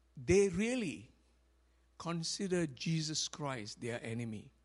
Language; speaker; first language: English; non-native, local second language; Tamil